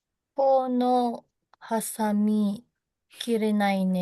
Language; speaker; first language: Japanese; non-native, learner; Filipino